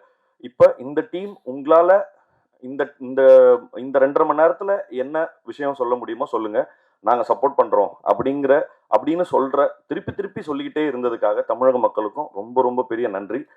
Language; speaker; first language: Tamil; native; Tamil